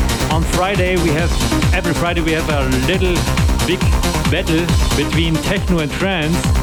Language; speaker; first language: English; non-native, fluent; German